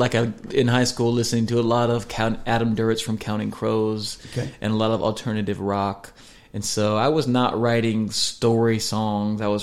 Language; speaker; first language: English; native; English